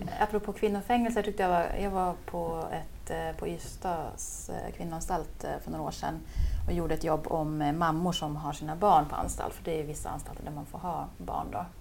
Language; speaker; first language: Swedish; native; Swedish